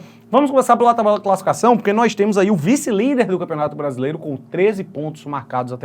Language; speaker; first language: Portuguese; native; Portuguese